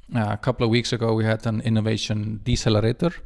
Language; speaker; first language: English; non-native, fluent; Icelandic